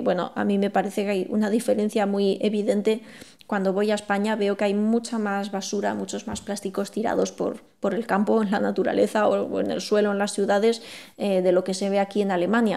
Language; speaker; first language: Spanish; native; Spanish